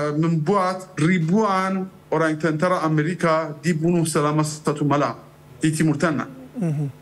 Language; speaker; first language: Indonesian; non-native, fluent; Persian